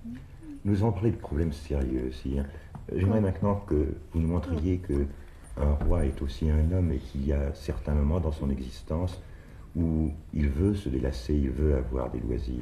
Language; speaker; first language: French; native; French